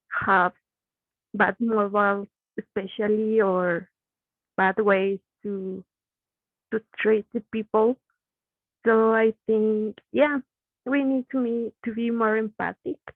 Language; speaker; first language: English; non-native, learner; Spanish